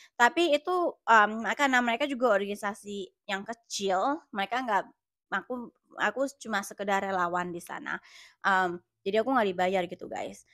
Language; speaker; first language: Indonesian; native; Indonesian